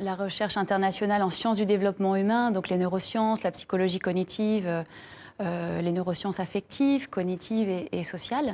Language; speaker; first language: French; native; French